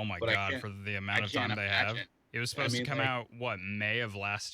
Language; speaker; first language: English; native; English